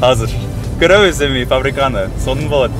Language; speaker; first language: Kyrgyz; non-native, fluent; English